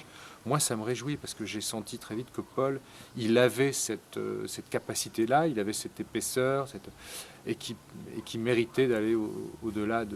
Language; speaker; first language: French; native; French